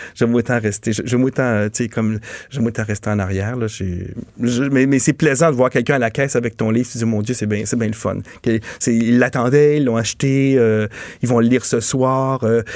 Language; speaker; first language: French; native; French